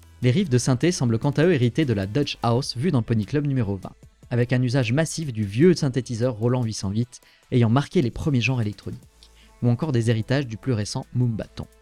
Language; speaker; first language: French; native; French